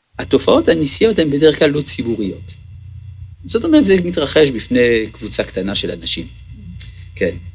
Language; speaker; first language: Hebrew; early bilingual, other home language; French